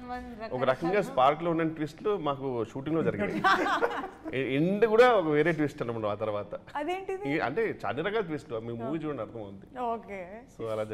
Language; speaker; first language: Telugu; native; Telugu